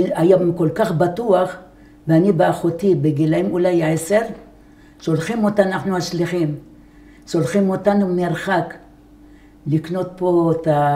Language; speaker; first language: Hebrew; non-native, fluent; Arabic